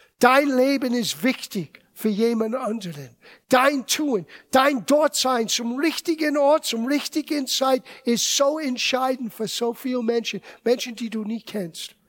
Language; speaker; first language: German; non-native, fluent; English